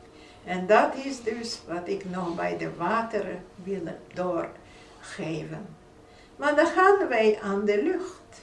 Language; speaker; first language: Dutch; non-native, fluent; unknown